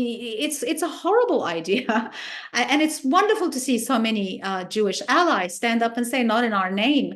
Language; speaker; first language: English; non-native, fluent; Arabic